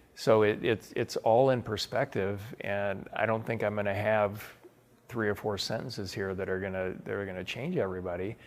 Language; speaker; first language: English; native; English